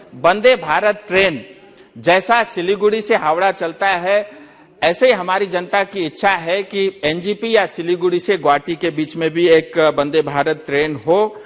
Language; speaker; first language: Hindi; non-native, local second language; Nepali